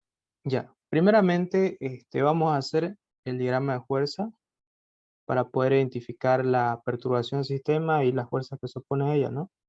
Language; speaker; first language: Spanish; native; Spanish